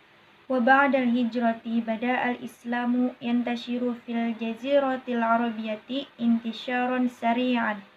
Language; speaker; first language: Arabic; non-native, fluent; Indonesian